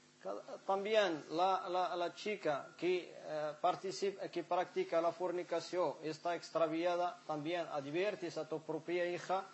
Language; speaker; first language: Spanish; non-native, fluent; Arabic